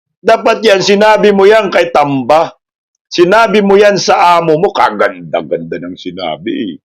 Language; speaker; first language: Filipino; non-native, local second language; Cebuano